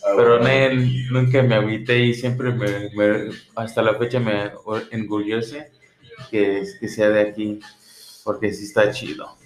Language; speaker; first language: Spanish; early bilingual, heritage; Spanish